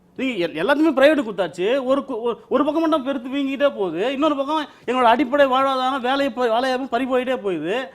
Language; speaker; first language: Tamil; native; Tamil